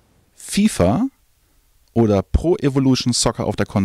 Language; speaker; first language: German; native; German